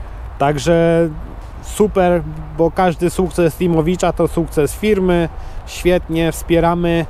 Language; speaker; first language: Polish; native; Polish